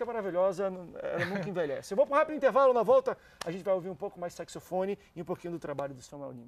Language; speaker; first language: Portuguese; native; Portuguese